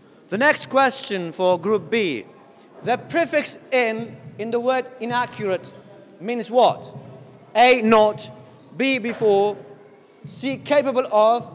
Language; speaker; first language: English; non-native, fluent; Central Kurdish